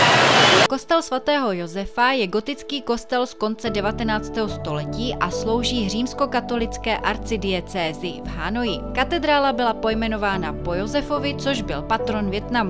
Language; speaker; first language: Czech; native; Czech